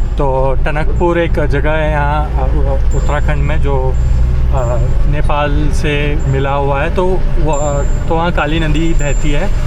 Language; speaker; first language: Hindi; non-native, local second language; Kannada